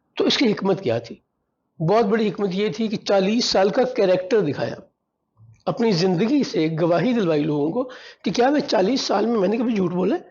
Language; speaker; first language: Urdu; non-native, local second language; Punjabi